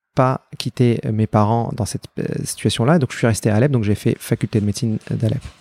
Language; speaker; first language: French; non-native, fluent; Arabic